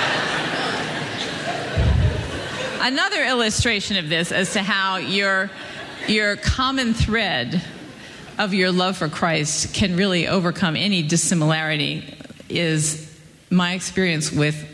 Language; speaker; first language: English; native; English